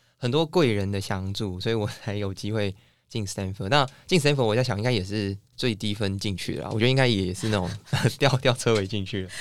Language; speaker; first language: Chinese; native; Chinese